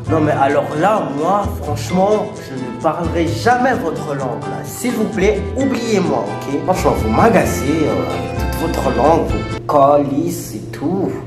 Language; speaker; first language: French; early bilingual, other home language; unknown